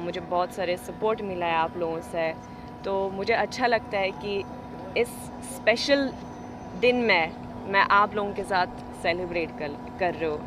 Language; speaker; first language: Hindi; non-native, learner; Swedish